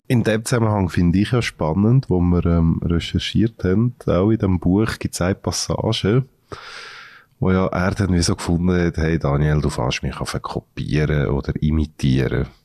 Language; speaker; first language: German; native; German